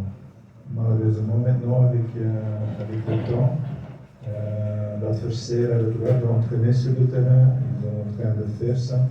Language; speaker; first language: French; non-native, local second language; Dutch